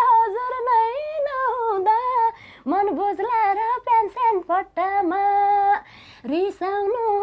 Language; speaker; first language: Nepali; native; Nepali